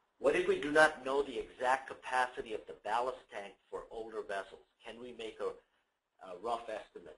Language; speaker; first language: English; native; English